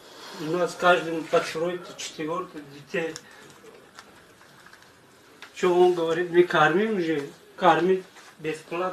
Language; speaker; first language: Russian; non-native, learner; Tajik